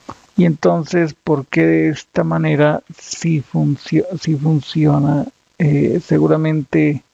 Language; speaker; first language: Spanish; native; Spanish